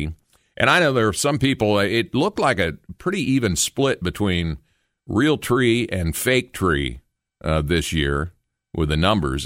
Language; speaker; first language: English; native; English